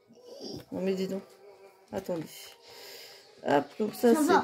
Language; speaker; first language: French; native; French